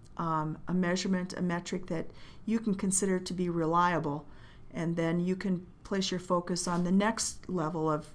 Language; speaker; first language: English; native; English